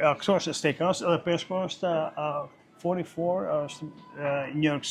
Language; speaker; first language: Albanian; early bilingual, heritage; Albanian